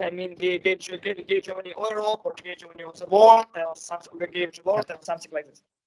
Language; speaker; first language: English; non-native, learner; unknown